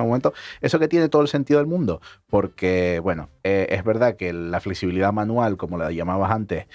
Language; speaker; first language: Spanish; native; Spanish